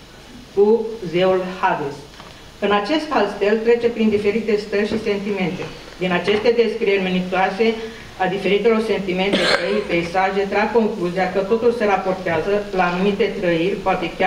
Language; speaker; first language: Romanian; native; Romanian